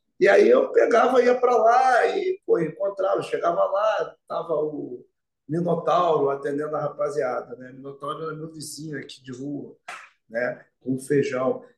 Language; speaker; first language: Portuguese; native; Portuguese